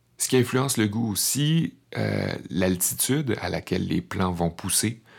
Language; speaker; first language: French; native; French